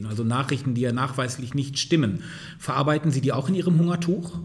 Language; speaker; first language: German; native; German